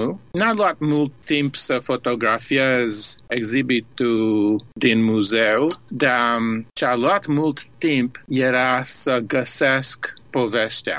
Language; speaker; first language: Romanian; early bilingual, heritage; Romanian